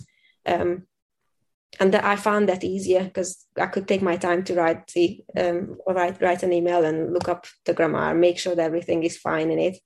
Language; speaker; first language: English; non-native, fluent; Hungarian